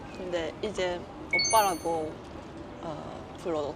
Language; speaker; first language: Korean; non-native, learner; Japanese